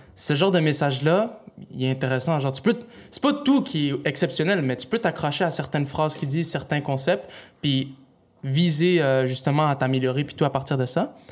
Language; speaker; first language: French; native; French